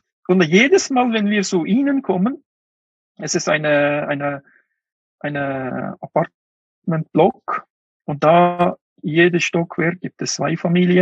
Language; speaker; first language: German; non-native, fluent; Uyghur